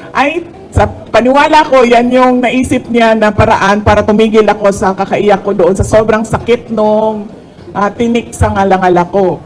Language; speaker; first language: Filipino; non-native, local second language; Cebuano